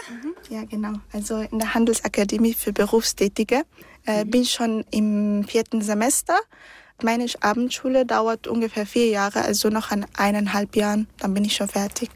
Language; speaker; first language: German; early bilingual, other home language; Arabic